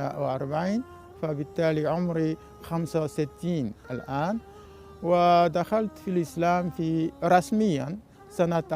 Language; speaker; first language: Arabic; non-native, fluent; Japanese